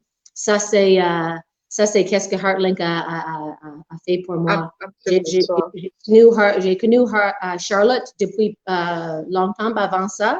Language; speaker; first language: French; non-native, local second language; English